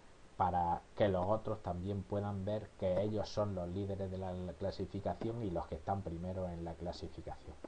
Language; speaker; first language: Spanish; native; Spanish